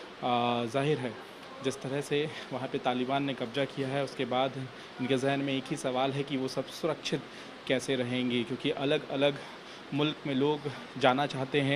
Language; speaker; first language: Hindi; native; Hindi